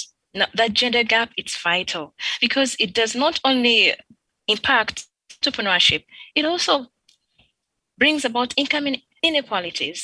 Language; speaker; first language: English; non-native, local second language; Ganda